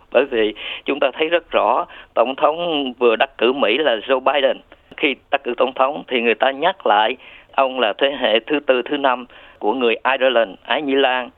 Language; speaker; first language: Vietnamese; native; Vietnamese